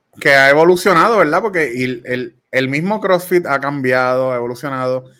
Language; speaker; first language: Spanish; native; Spanish